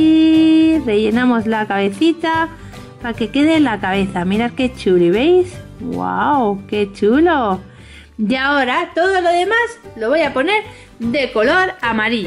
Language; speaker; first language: Spanish; native; Spanish